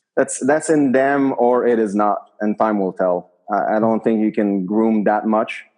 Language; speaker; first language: English; native; English